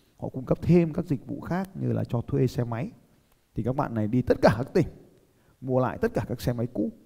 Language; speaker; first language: Vietnamese; native; Vietnamese